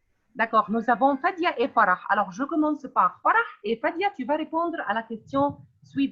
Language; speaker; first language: French; non-native, fluent; Arabic